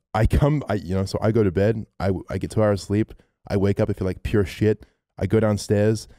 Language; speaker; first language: English; native; English